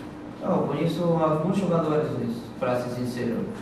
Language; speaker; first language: Portuguese; non-native, fluent; Spanish